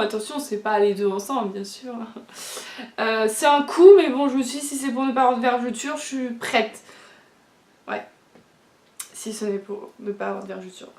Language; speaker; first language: French; native; French